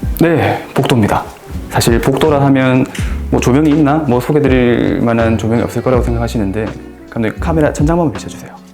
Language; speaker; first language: Korean; native; Korean